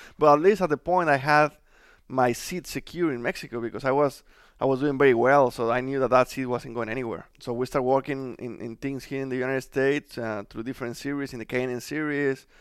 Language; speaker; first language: English; non-native, fluent; Spanish